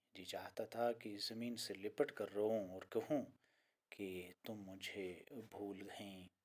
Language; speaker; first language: Urdu; non-native, local second language; Kashmiri